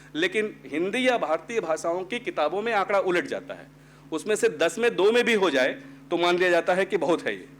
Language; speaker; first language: Hindi; native; Hindi